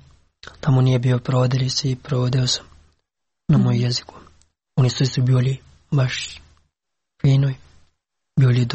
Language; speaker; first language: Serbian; non-native, learner; Pashto